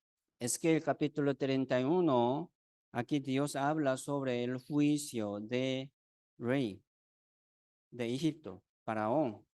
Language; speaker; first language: Spanish; non-native, fluent; Korean